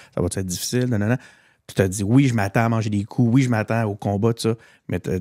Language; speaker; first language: French; native; French